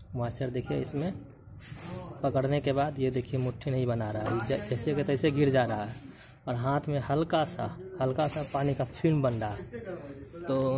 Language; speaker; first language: Hindi; native; Hindi